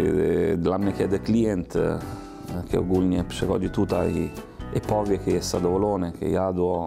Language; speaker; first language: Polish; non-native, learner; Italian